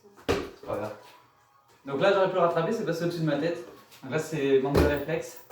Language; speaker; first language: French; native; French